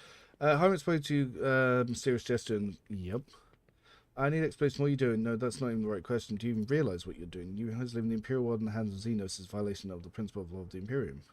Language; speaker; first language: English; native; English